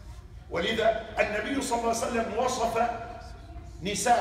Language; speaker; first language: Arabic; native; Arabic